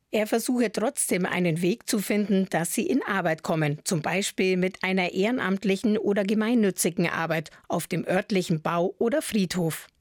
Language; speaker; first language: German; native; German